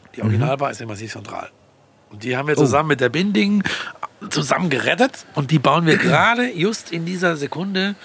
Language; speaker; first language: German; native; German